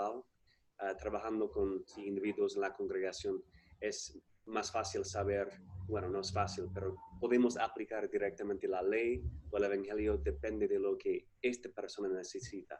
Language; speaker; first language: Spanish; non-native, fluent; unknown